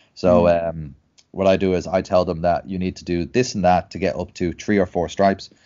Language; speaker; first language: English; native; English